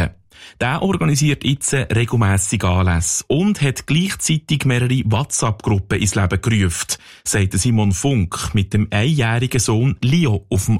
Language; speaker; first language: German; native; German